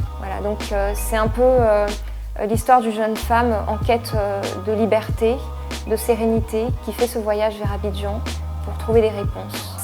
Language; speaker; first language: French; native; French